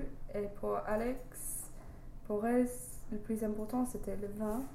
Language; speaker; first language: French; non-native, fluent; English